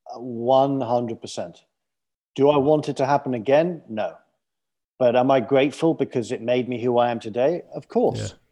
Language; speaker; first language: English; native; English